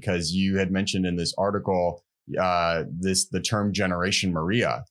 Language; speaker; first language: English; early bilingual, other home language; Spanish